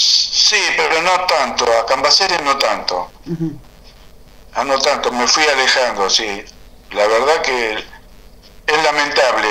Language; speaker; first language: Spanish; native; Spanish